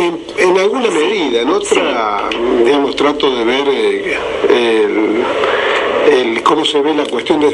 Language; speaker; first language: Spanish; native; Spanish